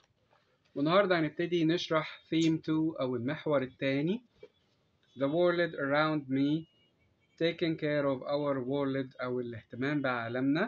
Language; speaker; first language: Arabic; native; Arabic